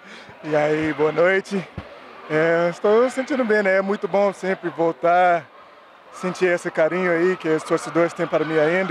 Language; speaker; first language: Portuguese; non-native, fluent; English